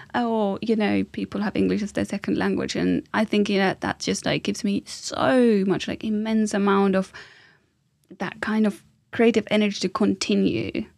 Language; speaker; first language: English; non-native, fluent; Finnish